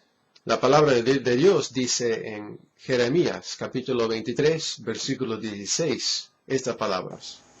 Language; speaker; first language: Spanish; non-native, fluent; English